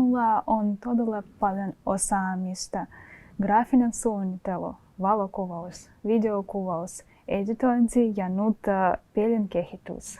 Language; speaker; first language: Finnish; non-native, fluent; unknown